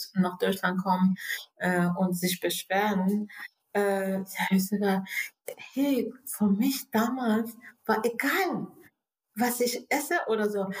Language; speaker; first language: German; non-native, fluent; Persian